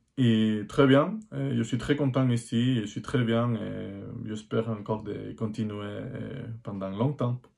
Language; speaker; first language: French; non-native, fluent; Spanish